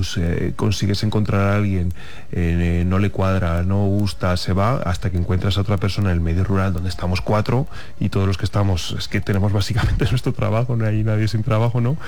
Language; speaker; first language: Spanish; native; Spanish